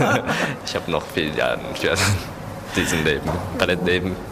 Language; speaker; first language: German; non-native, learner; Japanese